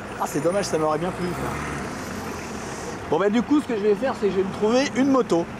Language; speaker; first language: French; native; French